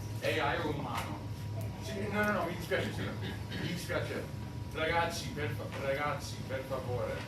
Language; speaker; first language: Italian; non-native, learner; English